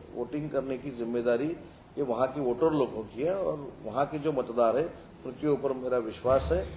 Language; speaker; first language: Hindi; non-native, local second language; Marathi